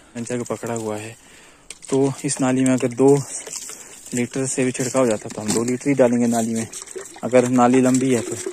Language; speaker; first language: Hindi; native; Hindi